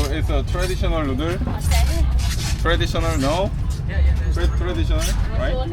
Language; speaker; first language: English; non-native, learner; Korean